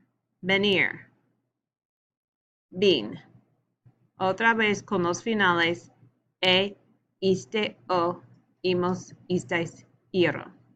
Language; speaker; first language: Spanish; non-native, learner; English